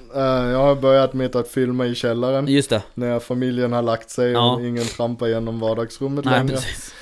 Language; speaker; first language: Swedish; non-native, fluent; German